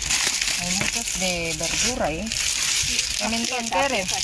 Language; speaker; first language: Spanish; non-native, learner; Filipino